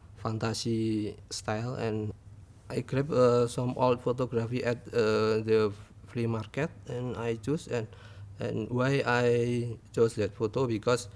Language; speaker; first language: English; non-native, learner; Indonesian